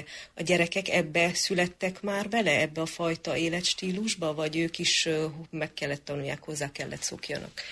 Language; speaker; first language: Hungarian; native; Hungarian